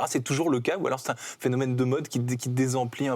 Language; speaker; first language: French; native; French